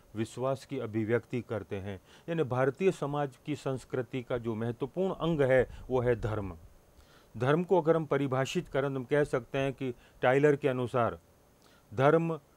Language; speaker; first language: Hindi; native; Hindi